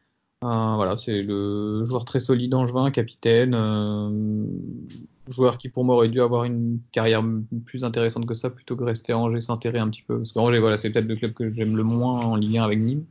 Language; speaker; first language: French; native; French